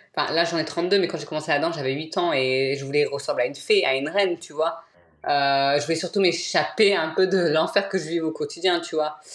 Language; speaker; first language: French; native; French